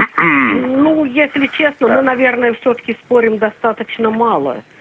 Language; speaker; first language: Russian; native; Russian